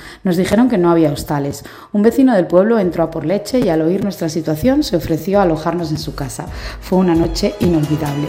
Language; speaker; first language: Spanish; native; Spanish